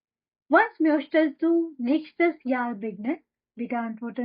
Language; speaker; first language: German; non-native, fluent; Hindi